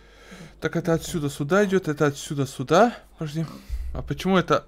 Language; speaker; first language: Russian; native; Russian